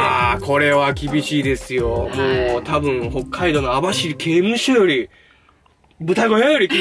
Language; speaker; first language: Japanese; native; Japanese